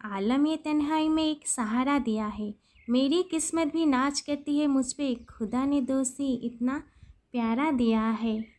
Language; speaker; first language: Hindi; non-native, local second language; Odia